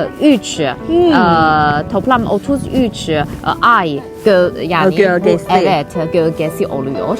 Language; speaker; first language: Turkish; non-native, fluent; Chinese